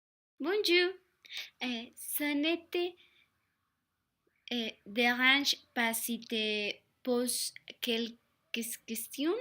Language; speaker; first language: French; non-native, learner; Spanish